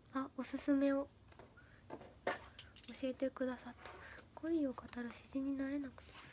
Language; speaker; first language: Japanese; native; Japanese